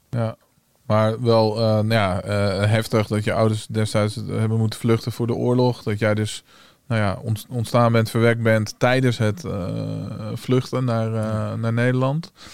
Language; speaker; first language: Dutch; native; Dutch